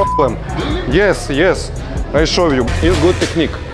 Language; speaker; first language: English; non-native, learner; Russian